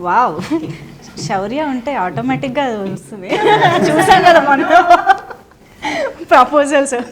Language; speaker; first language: Telugu; native; Telugu